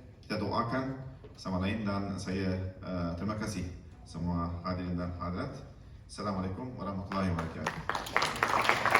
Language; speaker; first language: Malay; non-native, fluent; Turkish